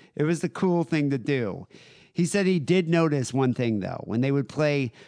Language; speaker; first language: English; native; English